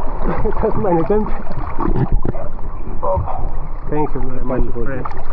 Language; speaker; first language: English; non-native, learner; Lithuanian